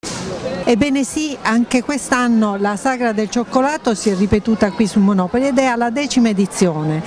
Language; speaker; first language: Italian; native; Italian